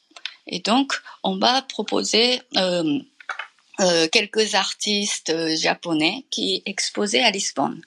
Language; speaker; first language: French; non-native, fluent; Japanese